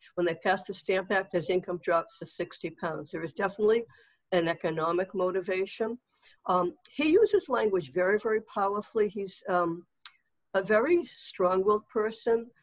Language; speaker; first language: English; native; English